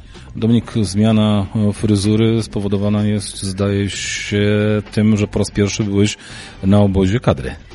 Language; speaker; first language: Polish; native; Polish